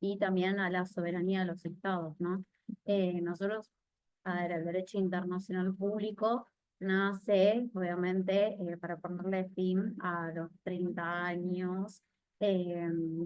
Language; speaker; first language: Spanish; native; Spanish